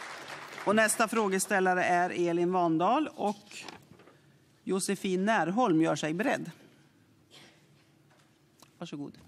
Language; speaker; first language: Swedish; native; Swedish